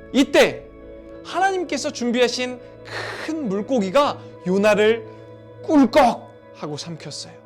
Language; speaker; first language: Korean; native; Korean